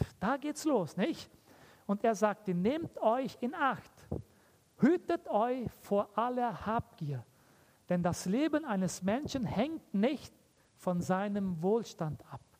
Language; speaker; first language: German; early bilingual, heritage; German